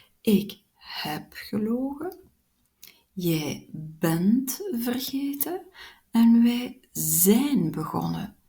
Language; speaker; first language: Dutch; non-native, local second language; French